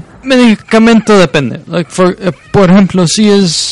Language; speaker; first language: Spanish; early bilingual, heritage; Spanish